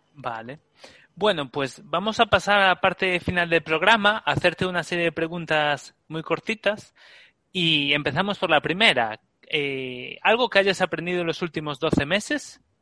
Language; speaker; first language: Spanish; native; Spanish